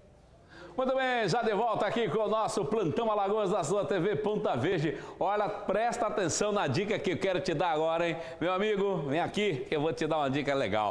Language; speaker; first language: Portuguese; native; Portuguese